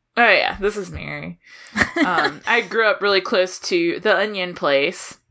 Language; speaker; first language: English; native; English